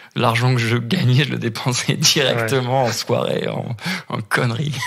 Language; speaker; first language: French; native; French